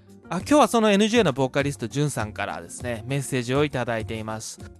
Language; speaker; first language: Japanese; native; Japanese